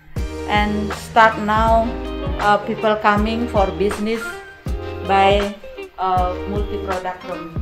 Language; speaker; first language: English; non-native, learner; Indonesian